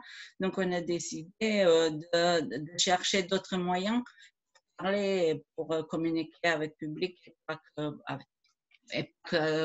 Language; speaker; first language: French; non-native, fluent; Croatian